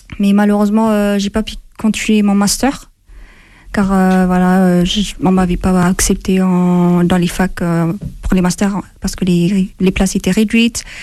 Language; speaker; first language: French; non-native, fluent; Amharic